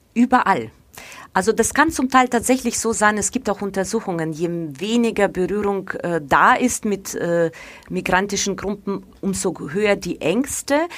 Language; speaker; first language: German; non-native, fluent; Ukrainian